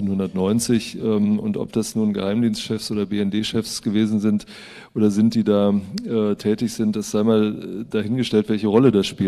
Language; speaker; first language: German; native; German